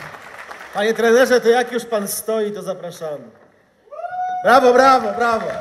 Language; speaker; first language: Polish; native; Polish